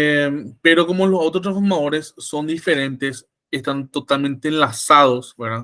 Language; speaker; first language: Spanish; native; Spanish